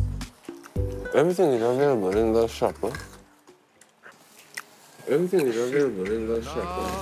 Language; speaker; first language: English; non-native, local second language; Fijian